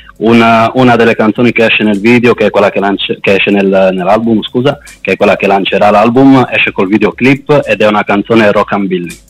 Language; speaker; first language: Italian; native; Italian